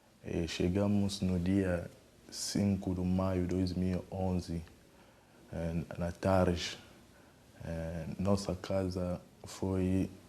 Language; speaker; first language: Portuguese; non-native, learner; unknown